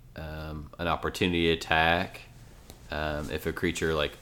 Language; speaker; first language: English; native; English